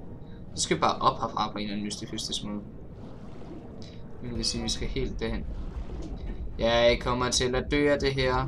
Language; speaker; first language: Danish; native; Danish